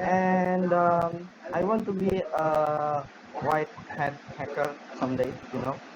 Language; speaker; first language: English; non-native, learner; Indonesian